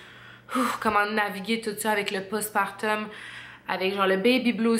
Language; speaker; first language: French; native; French